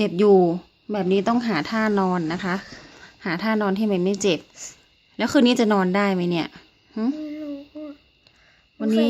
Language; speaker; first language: Thai; native; Thai